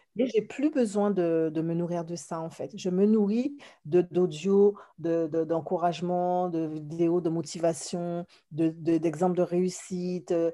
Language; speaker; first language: French; native; French